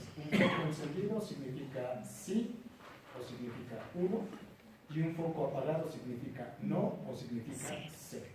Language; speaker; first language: Spanish; native; Spanish